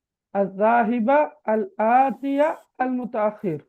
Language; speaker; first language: Arabic; non-native, fluent; Tamil